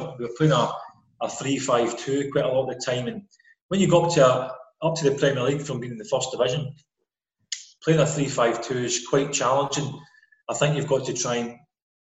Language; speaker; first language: English; native; English